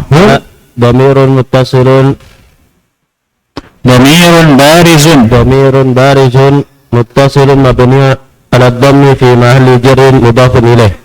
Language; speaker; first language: Arabic; non-native, learner; Indonesian